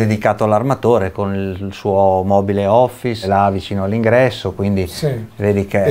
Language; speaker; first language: Italian; native; Italian